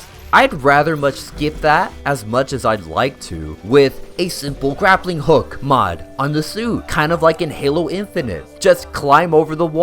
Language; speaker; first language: English; native; English